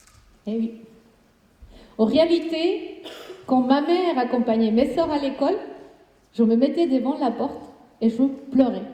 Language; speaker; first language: French; non-native, fluent; Spanish